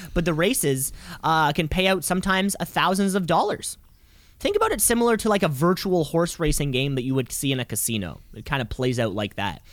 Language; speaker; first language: English; native; English